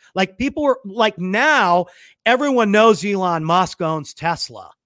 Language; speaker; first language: English; native; English